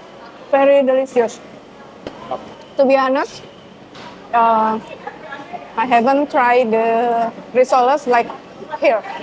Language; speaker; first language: English; non-native, fluent; Indonesian